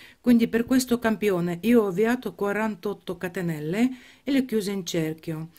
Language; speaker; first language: Italian; non-native, fluent; Ukrainian